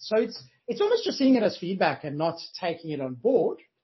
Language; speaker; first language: English; native; English